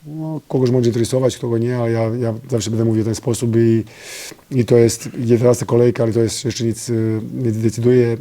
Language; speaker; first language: Polish; non-native, fluent; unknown